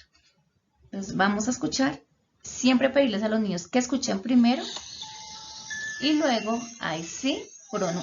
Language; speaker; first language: Spanish; native; Spanish